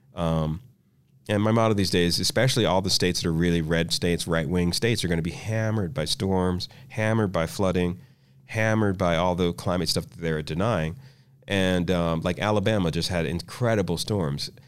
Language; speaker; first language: English; native; English